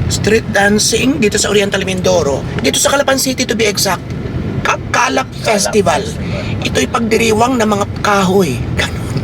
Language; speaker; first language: Filipino; native; Filipino